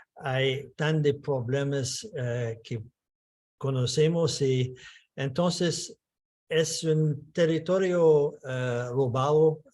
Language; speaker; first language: Spanish; non-native, fluent; English